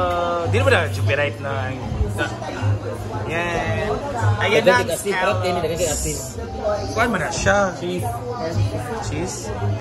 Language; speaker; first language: Filipino; non-native, local second language; Cebuano